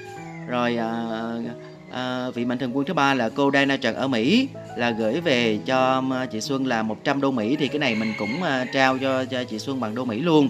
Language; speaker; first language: Vietnamese; native; Vietnamese